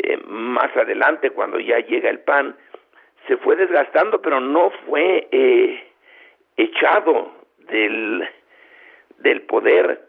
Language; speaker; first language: Spanish; native; Spanish